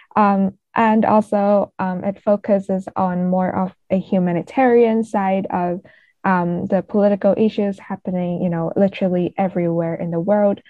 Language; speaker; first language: English; non-native, local second language; Cantonese